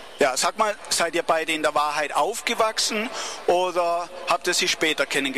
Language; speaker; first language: German; native; German